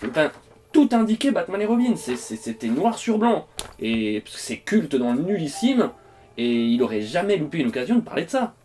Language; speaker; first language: French; native; French